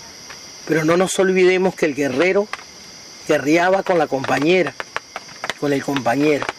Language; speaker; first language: Spanish; native; Spanish